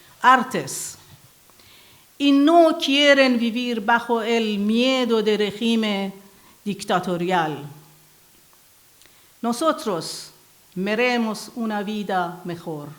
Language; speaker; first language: Spanish; non-native, learner; Persian